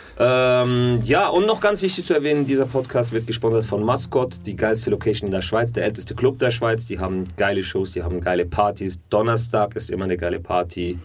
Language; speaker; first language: German; native; German